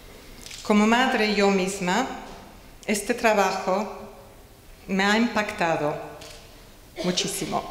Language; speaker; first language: Spanish; non-native, fluent; English